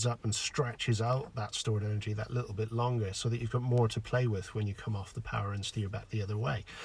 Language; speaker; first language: English; native; English